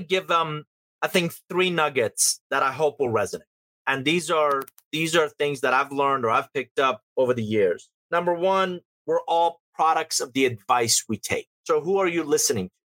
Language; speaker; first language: English; non-native, fluent; Persian